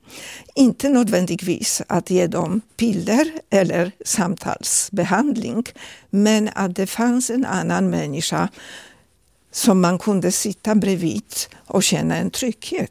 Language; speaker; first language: Swedish; non-native, fluent; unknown